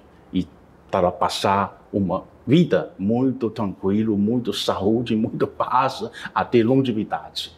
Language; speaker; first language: Portuguese; non-native, learner; Chinese